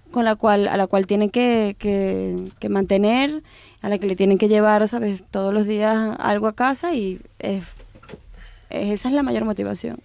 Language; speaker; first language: Spanish; native; Spanish